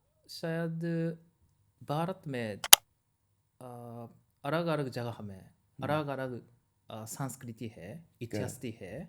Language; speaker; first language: Hindi; non-native, learner; Japanese